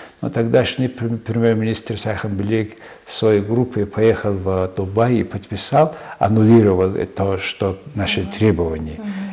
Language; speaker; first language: Russian; non-native, fluent; Mongolian